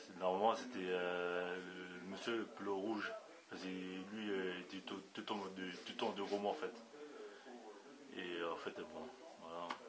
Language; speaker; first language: French; native; French